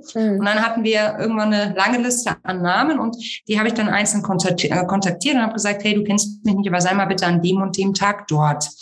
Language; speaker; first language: German; native; German